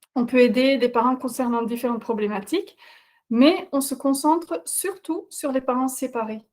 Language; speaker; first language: French; non-native, fluent; Dutch